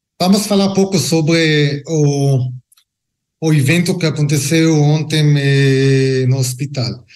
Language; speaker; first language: Portuguese; non-native, learner; Hebrew